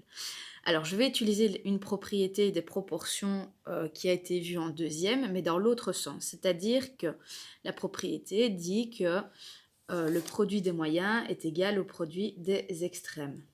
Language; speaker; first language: French; native; French